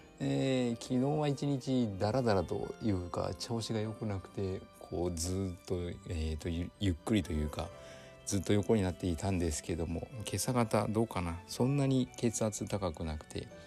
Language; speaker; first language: Japanese; native; Japanese